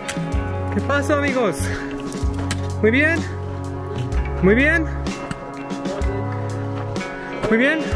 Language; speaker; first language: Spanish; non-native, learner; Hindi